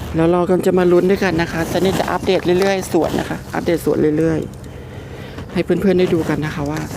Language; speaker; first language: Thai; non-native, local second language; Northeastern Thai